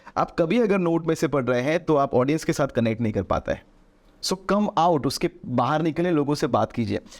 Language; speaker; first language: Hindi; non-native, local second language; Gujarati